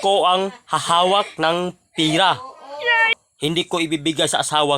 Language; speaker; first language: Filipino; non-native, local second language; Cebuano